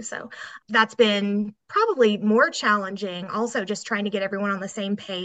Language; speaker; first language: English; native; English